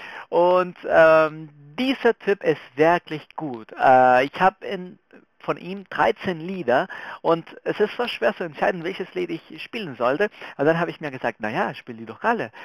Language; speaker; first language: German; non-native, fluent; Spanish